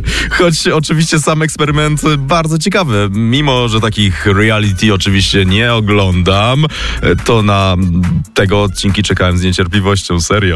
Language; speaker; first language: Polish; native; Polish